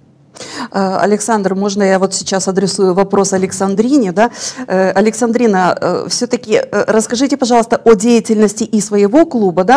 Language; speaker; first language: Russian; native; Russian